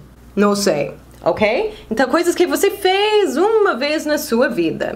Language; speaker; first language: Portuguese; non-native, fluent; English